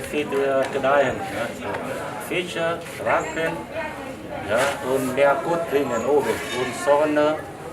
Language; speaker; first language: German; non-native, learner; Vietnamese